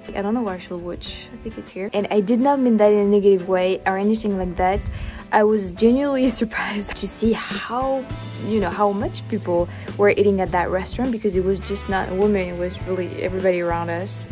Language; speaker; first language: English; non-native, fluent; French